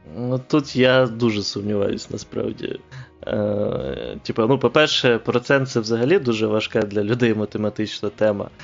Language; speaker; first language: Ukrainian; non-native, local second language; Russian